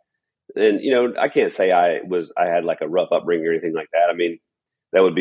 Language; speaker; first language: English; native; English